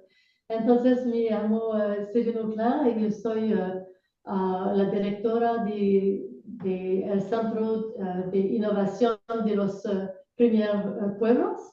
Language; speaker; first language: Spanish; non-native, learner; French